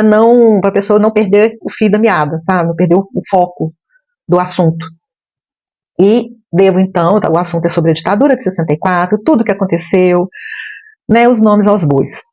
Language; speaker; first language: Portuguese; native; Portuguese